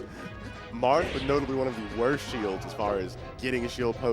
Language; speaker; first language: English; native; English